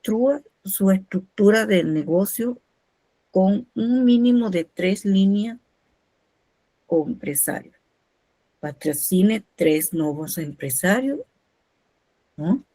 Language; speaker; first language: Portuguese; non-native, fluent; Spanish